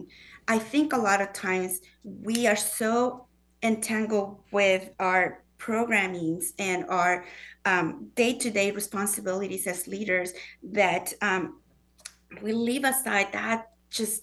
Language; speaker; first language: English; non-native, fluent; Spanish